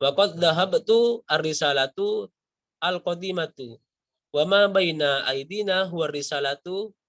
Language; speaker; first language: Arabic; non-native, learner; Indonesian